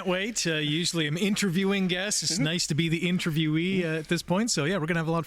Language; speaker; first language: English; native; English